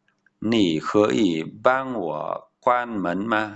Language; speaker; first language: Chinese; non-native, fluent; Vietnamese